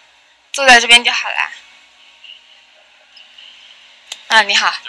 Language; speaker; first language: Chinese; native; Chinese